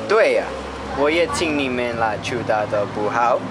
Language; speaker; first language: Chinese; non-native, learner; English